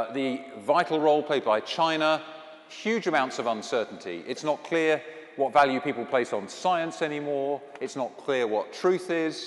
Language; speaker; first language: English; native; English